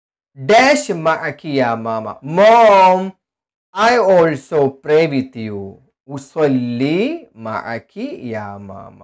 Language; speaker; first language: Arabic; non-native, fluent; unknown